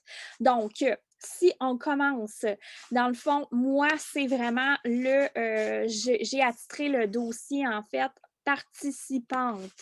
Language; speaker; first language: French; native; French